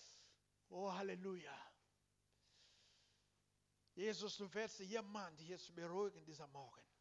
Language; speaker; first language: German; non-native, learner; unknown